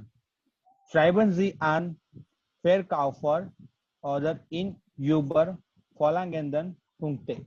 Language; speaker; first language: German; non-native, learner; Gujarati